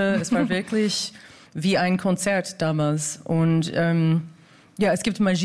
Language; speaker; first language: German; non-native, fluent; English